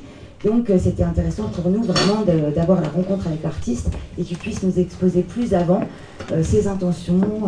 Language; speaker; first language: French; native; French